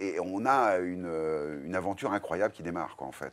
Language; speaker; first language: French; native; French